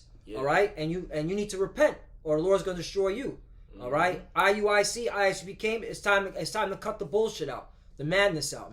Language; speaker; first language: English; native; English